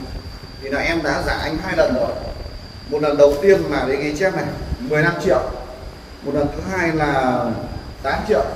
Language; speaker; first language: Vietnamese; native; Vietnamese